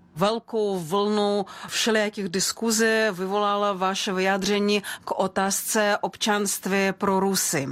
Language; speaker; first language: Czech; non-native, fluent; Russian